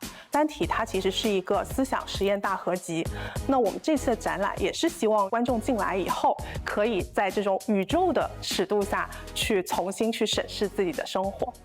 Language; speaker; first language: Chinese; native; Chinese